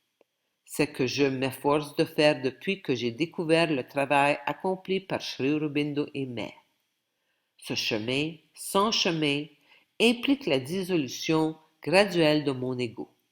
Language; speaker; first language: French; native; French